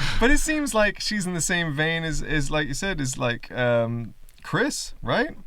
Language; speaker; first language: English; native; English